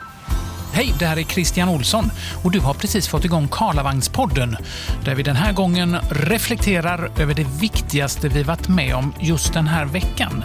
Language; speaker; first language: Swedish; native; Swedish